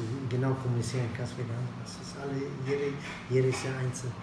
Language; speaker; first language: German; non-native, fluent; Swedish